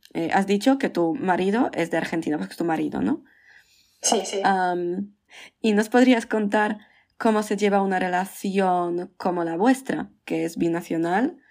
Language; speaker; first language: Spanish; non-native, fluent; Polish